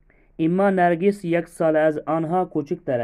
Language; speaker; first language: Persian; non-native, fluent; Urdu